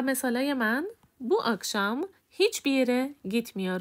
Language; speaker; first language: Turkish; non-native, fluent; Persian